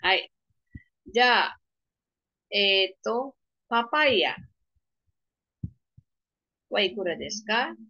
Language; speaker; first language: Japanese; non-native, fluent; Filipino